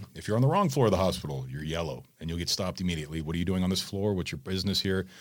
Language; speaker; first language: English; native; English